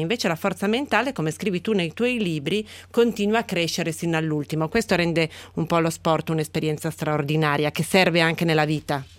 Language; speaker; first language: Italian; native; Italian